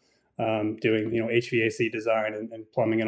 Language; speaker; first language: English; native; English